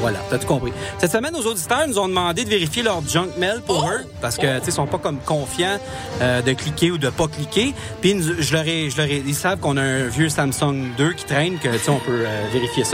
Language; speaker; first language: French; native; French